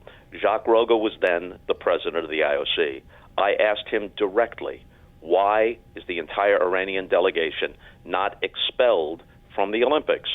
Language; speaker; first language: English; native; English